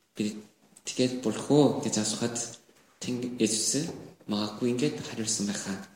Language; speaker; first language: Mongolian; non-native, learner; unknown